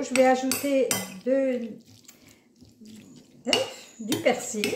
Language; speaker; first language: French; native; French